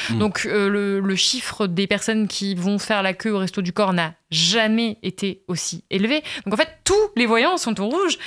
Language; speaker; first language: French; native; French